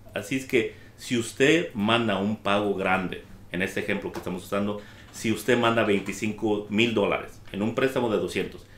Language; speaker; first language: Spanish; early bilingual, heritage; Spanish